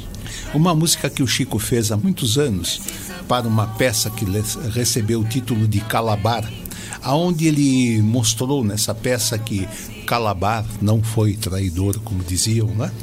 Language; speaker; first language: Portuguese; native; Portuguese